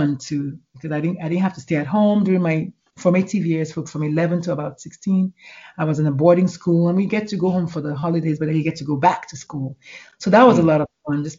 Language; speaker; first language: English; non-native, local second language; Igbo